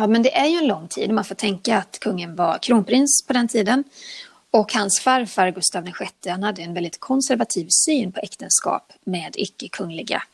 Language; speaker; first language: Swedish; native; Swedish